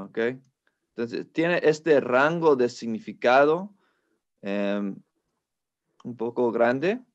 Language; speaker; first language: Spanish; non-native, fluent; English